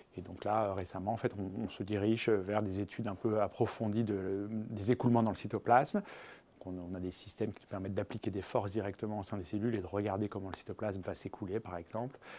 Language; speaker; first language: French; native; French